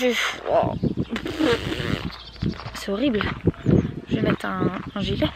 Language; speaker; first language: French; native; French